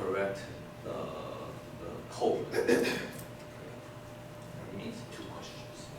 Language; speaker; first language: English; non-native, fluent; Chinese